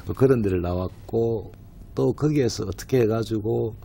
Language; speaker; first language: Korean; native; Korean